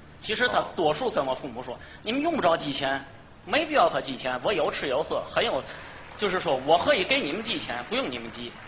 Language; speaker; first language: Chinese; native; Chinese